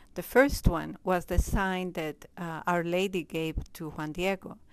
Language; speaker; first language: English; non-native, fluent; Spanish